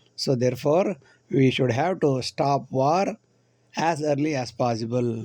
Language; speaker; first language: English; non-native, local second language; Kannada